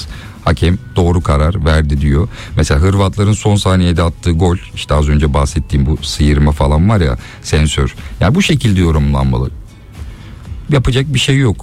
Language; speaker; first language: Turkish; native; Turkish